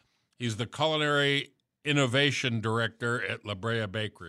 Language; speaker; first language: English; native; English